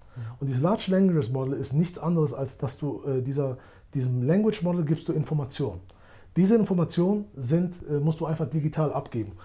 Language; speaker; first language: German; early bilingual, other home language; Albanian